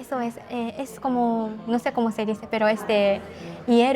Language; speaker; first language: Spanish; non-native, learner; Japanese